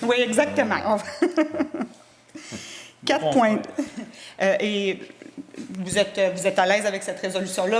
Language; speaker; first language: French; native; French